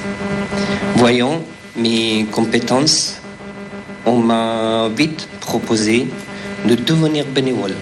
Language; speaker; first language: French; non-native, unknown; Persian